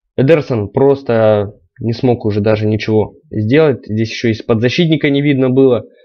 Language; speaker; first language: Russian; native; Russian